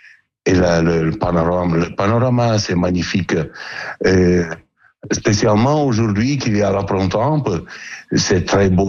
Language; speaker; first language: French; non-native, learner; Italian